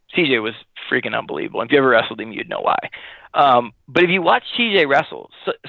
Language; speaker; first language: English; native; English